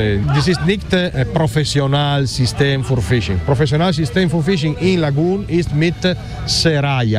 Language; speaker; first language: German; non-native, learner; Italian